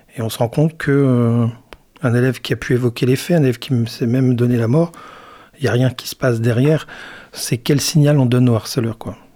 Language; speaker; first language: French; native; French